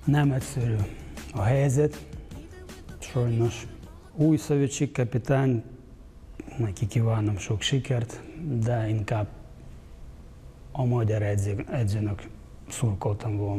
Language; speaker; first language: Hungarian; non-native, fluent; Ukrainian